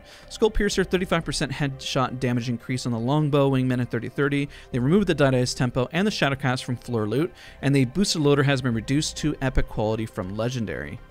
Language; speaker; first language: English; native; English